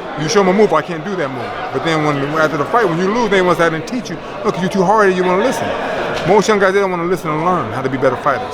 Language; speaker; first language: English; native; English